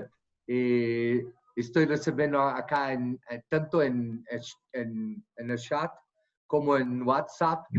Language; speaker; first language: Spanish; non-native, fluent; Portuguese